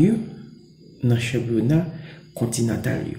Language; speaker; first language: French; non-native, local second language; Haitian Creole